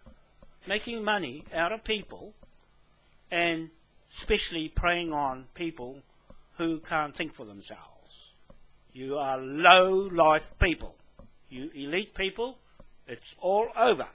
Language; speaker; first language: English; native; English